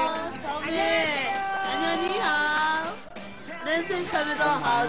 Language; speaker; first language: Chinese; non-native, learner; Korean